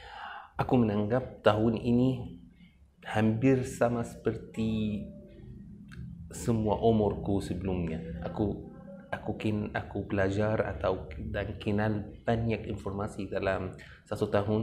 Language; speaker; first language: Indonesian; non-native, fluent; Arabic